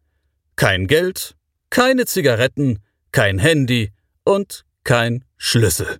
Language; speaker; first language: German; native; German